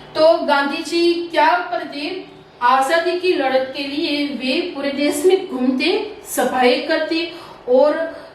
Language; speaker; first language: Hindi; non-native, local second language; Gujarati